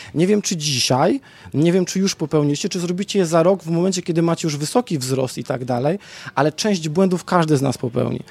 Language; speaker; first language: Polish; native; Polish